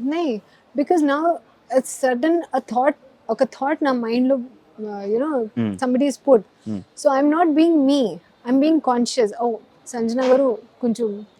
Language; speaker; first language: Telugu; non-native, learner; Hindi